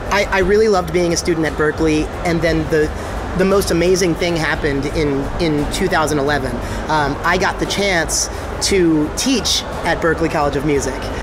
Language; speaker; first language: English; native; English